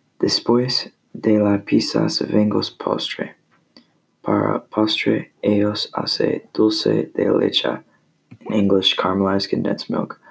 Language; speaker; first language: Spanish; non-native, learner; English